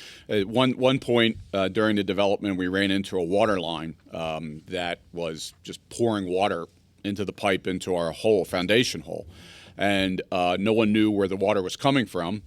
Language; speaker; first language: English; native; English